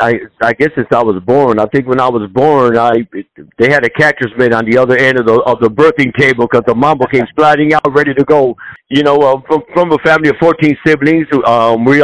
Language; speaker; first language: English; native; English